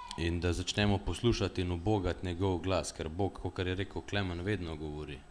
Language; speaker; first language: Slovenian; native; Slovenian